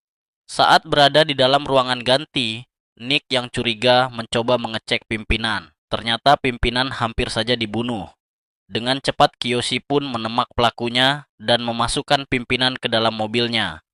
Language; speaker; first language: Indonesian; native; Indonesian